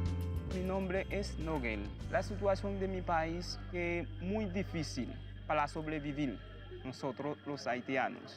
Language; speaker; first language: Spanish; non-native, learner; Haitian Creole